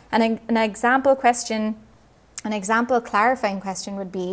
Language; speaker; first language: English; native; English